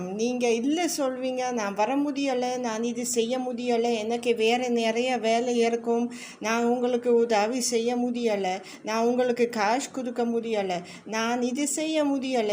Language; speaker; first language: Tamil; non-native, learner; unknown